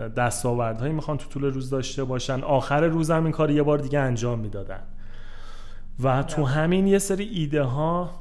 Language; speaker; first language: Persian; native; Persian